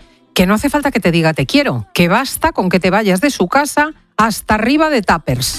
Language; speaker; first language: Spanish; native; Spanish